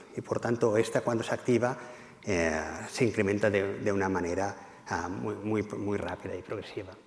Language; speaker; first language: Spanish; native; Spanish